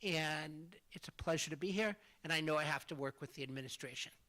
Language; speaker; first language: English; native; English